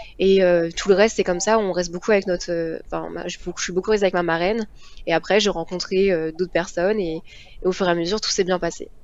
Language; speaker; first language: French; native; French